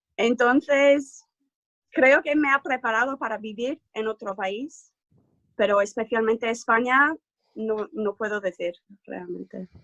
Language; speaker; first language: Spanish; non-native, fluent; English